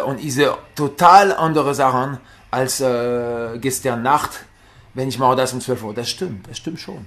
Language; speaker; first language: German; non-native, learner; French